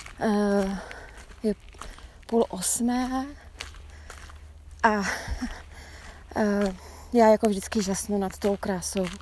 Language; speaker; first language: Czech; native; Czech